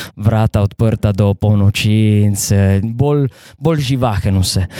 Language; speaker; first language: Slovenian; non-native, fluent; Italian